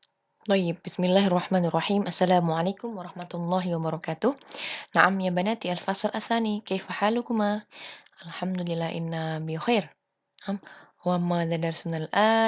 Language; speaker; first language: Arabic; non-native, fluent; Indonesian